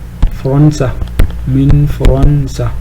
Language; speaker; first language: Arabic; non-native, fluent; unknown